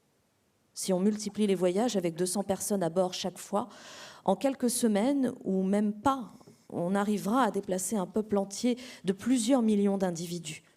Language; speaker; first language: French; native; French